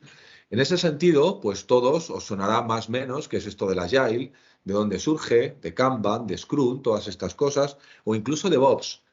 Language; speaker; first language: Spanish; native; Spanish